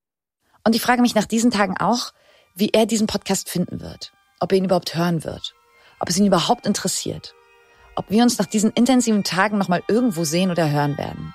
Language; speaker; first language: German; native; German